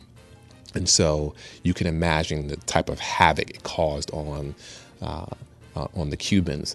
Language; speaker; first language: English; early bilingual, other home language; Spanish